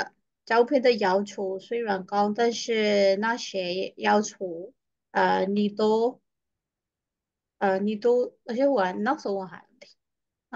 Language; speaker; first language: Chinese; non-native, learner; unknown